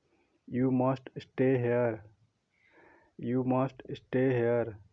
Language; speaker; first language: English; non-native, local second language; Odia